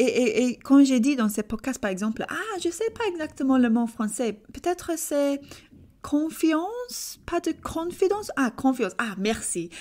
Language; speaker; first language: French; non-native, learner; English